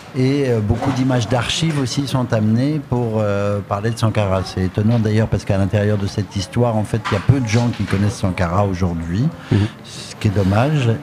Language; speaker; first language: French; native; French